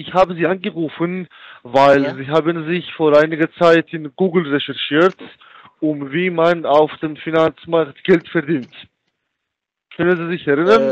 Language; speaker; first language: German; non-native, learner; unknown